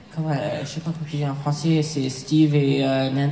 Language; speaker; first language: French; early bilingual, heritage; English